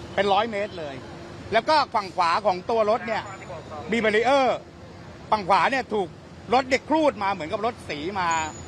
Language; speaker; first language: Thai; native; Thai